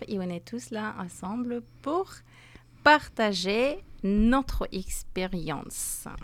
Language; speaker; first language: French; non-native, learner; Persian